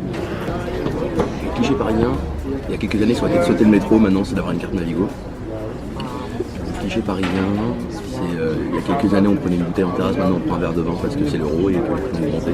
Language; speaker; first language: French; native; French